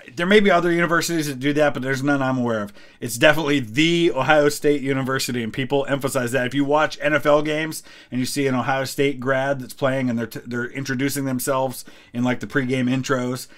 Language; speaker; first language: English; native; English